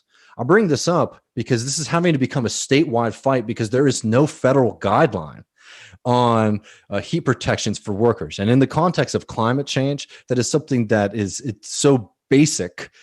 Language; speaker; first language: English; native; English